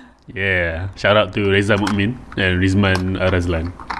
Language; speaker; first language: English; non-native, local second language; Malay